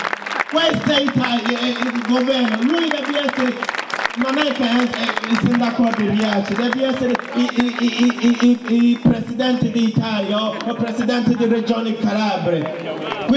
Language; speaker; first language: Italian; non-native, learner; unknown